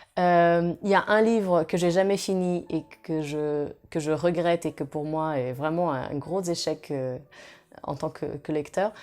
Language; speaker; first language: French; non-native, fluent; Portuguese